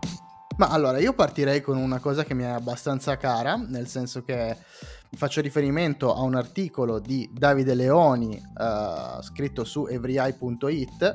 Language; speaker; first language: Italian; native; Italian